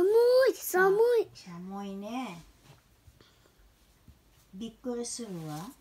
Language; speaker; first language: Japanese; non-native, learner; Filipino